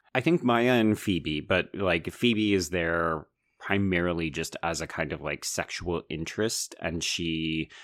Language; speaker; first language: English; native; English